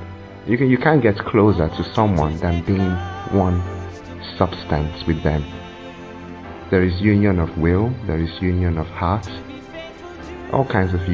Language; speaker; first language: English; non-native, local second language; Igbo